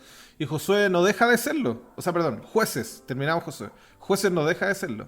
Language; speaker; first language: Spanish; native; Spanish